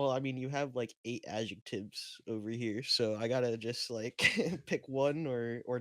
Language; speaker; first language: English; native; English